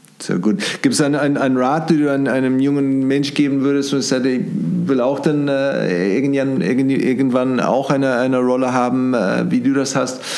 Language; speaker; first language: German; non-native, fluent; English